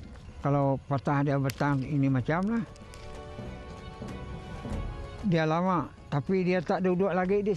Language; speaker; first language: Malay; non-native, local second language; Iban